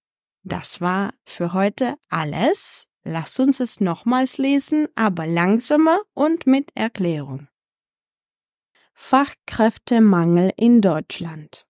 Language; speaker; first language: German; non-native, fluent; Czech